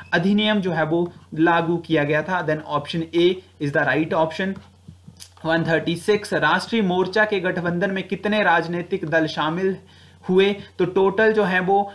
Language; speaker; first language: Hindi; native; Hindi